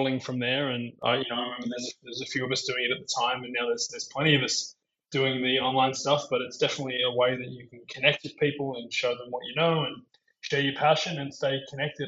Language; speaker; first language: English; native; English